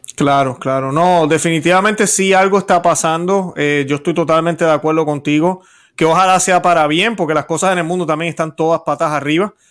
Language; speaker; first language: Spanish; native; Spanish